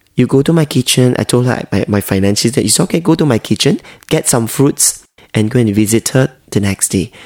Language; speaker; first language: English; non-native, local second language; Hakka Chinese